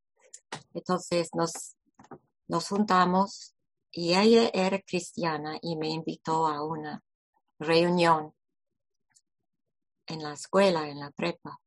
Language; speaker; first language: Spanish; non-native, fluent; English